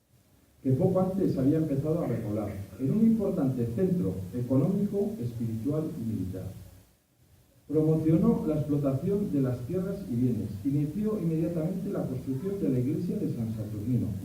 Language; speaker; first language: Spanish; native; Spanish